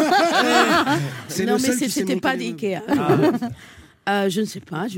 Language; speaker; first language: French; non-native, fluent; English